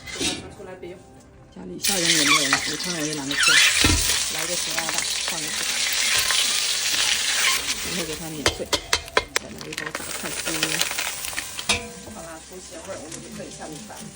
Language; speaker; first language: Chinese; native; Chinese